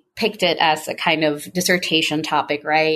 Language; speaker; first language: English; non-native, local second language; Filipino